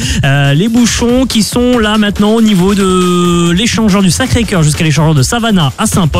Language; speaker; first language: French; native; French